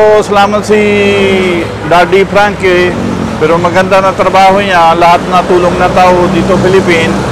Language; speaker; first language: Filipino; non-native, learner; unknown